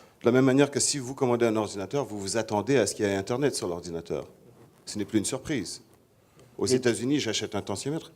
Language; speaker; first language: French; non-native, fluent; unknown